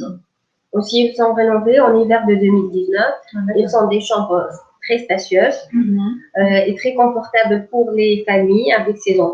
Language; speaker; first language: French; non-native, local second language; Arabic